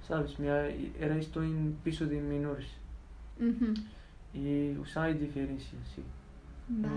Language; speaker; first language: Spanish; non-native, learner; Berber languages